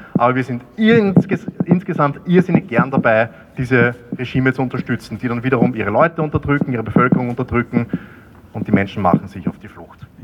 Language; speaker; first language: German; native; German